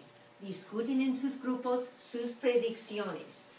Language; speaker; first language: Spanish; non-native, fluent; English